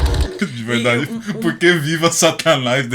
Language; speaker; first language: Portuguese; native; Portuguese